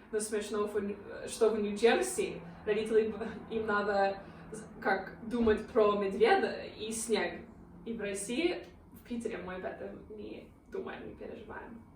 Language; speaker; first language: Russian; non-native, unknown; English